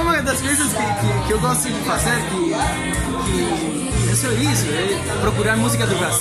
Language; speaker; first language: Portuguese; non-native, learner; Spanish